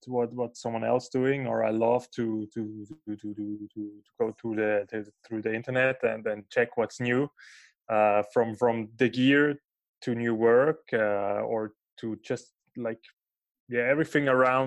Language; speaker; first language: English; non-native, fluent; Swiss German